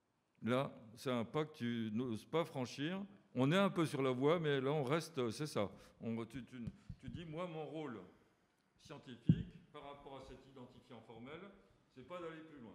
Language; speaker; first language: French; native; French